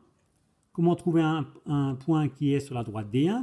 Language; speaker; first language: French; native; French